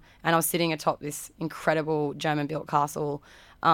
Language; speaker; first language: English; native; English